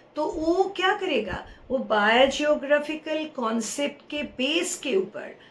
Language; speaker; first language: Hindi; non-native, local second language; Bangla